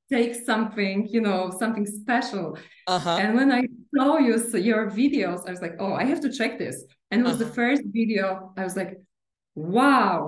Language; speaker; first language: English; non-native, fluent; Polish